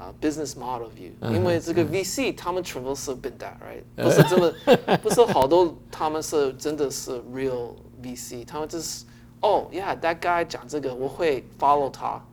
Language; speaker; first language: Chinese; early bilingual, heritage; English